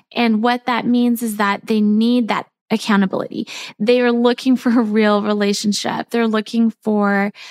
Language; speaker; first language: English; native; English